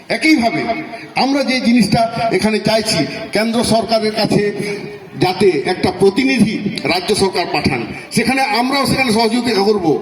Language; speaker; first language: Bangla; non-native, local second language; Santali